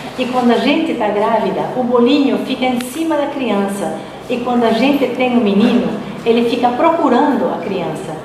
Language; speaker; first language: Portuguese; non-native, fluent; Spanish